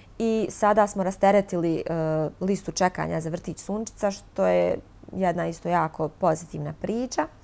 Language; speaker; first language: Croatian; native; Croatian